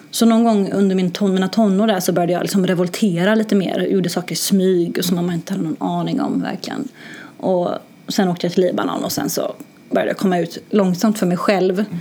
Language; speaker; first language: Swedish; early bilingual, other home language; Arabic